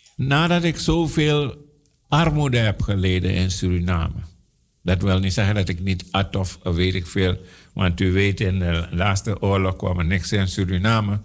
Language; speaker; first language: Dutch; non-native, local second language; Sranan Tongo